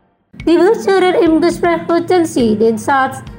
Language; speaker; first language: German; non-native, learner; Indonesian